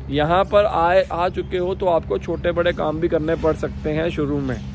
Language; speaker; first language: Hindi; native; Hindi